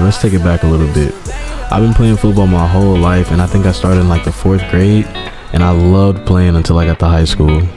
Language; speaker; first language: English; native; English